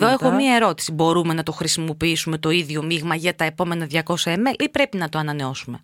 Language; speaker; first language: Greek; native; Greek